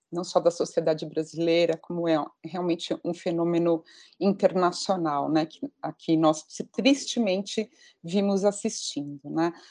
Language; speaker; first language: Portuguese; native; Portuguese